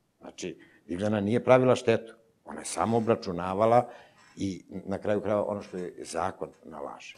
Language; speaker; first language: Serbian; native; Serbian